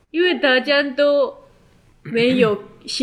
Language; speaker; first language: Chinese; non-native, learner; Japanese